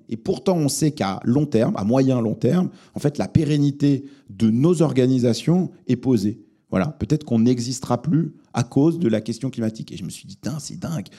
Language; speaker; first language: French; native; French